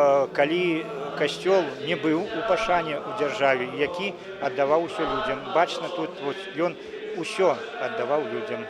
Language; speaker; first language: Belarusian; native; Belarusian